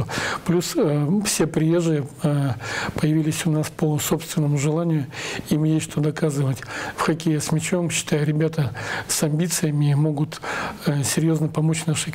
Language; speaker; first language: Russian; native; Russian